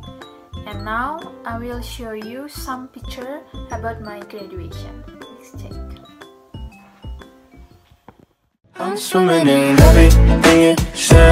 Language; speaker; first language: English; non-native, learner; Indonesian